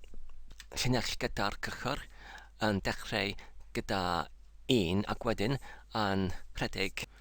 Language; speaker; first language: Welsh; non-native, learner; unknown